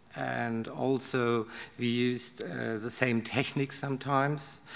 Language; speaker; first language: English; non-native, learner; German